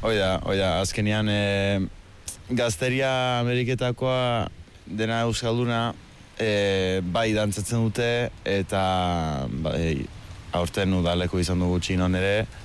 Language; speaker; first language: Basque; early bilingual, heritage; Basque